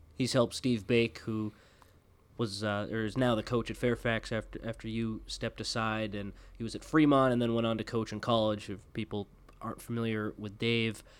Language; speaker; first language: English; native; English